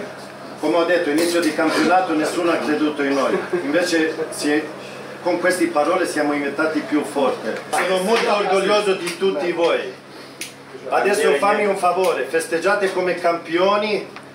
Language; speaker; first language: Italian; non-native, fluent; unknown